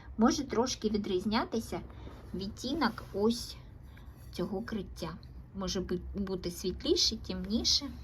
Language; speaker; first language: Ukrainian; non-native, local second language; Russian